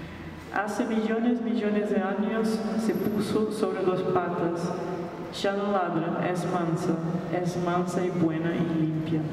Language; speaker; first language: Spanish; non-native, local second language; Portuguese